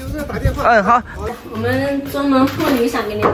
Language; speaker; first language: Chinese; native; Chinese